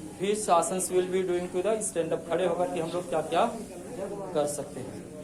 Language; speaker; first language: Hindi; native; Hindi